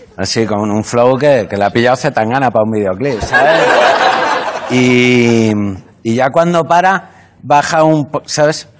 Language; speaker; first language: Spanish; native; Spanish